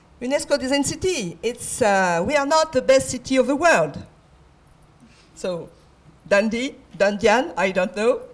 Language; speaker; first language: English; non-native, fluent; French